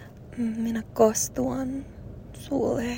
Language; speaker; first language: Finnish; non-native, learner; English